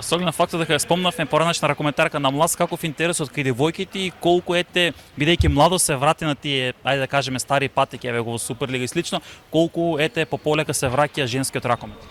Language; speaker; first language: Macedonian; native; Macedonian